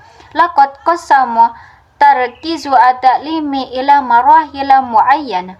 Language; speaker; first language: Arabic; non-native, fluent; Indonesian